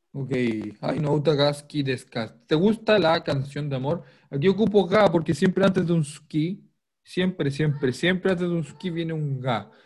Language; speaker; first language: Spanish; native; Spanish